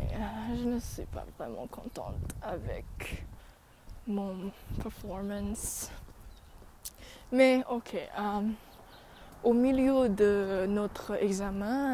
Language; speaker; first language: French; non-native, learner; English